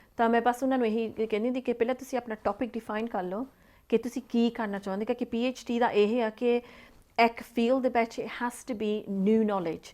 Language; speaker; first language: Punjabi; early bilingual, heritage; Punjabi